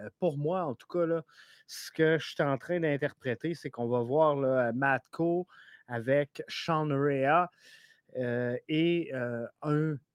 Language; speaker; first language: French; native; French